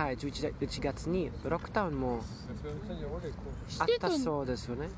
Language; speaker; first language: Japanese; non-native, learner; German